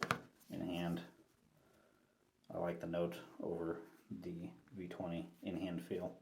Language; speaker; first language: English; native; English